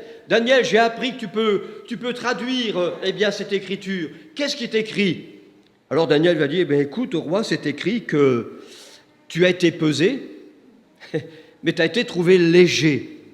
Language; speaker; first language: French; native; French